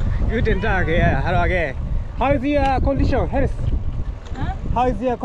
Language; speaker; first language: English; non-native, learner; Japanese